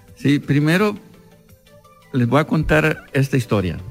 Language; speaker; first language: Spanish; non-native, local second language; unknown